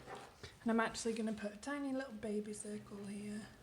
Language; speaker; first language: English; native; English